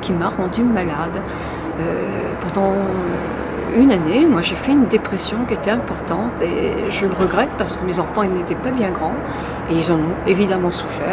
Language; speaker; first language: French; native; French